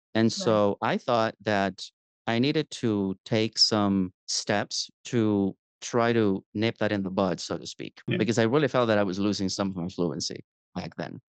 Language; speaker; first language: English; non-native, fluent; Spanish